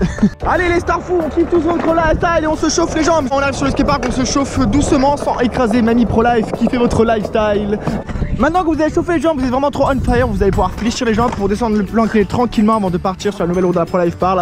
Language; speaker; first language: French; native; French